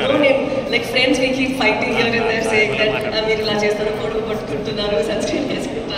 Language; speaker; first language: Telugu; non-native, local second language; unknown